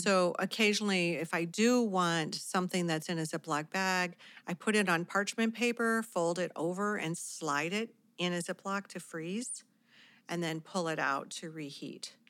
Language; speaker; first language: English; native; English